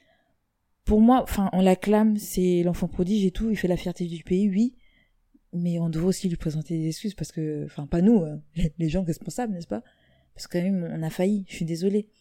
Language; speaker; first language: French; native; French